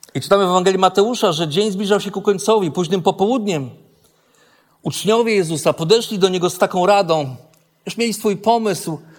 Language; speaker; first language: Polish; native; Polish